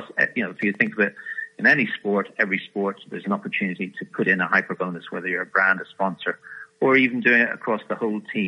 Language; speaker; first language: English; native; English